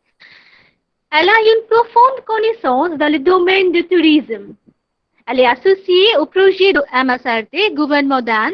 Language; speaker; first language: French; non-native, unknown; Bangla